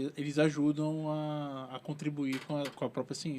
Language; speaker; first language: Portuguese; native; Portuguese